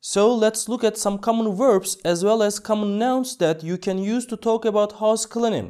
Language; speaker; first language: English; non-native, fluent; Turkish